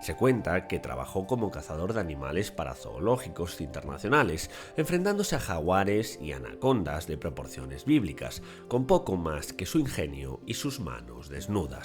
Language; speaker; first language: Spanish; native; Spanish